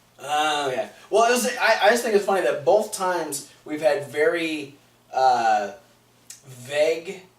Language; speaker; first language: English; native; English